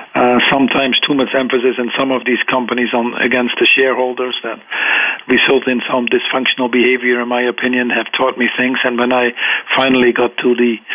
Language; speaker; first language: English; non-native, fluent; Dutch